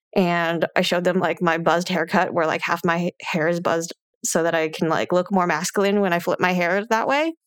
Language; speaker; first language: English; native; English